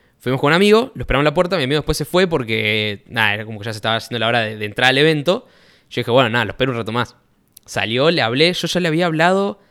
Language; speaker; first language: Spanish; native; Spanish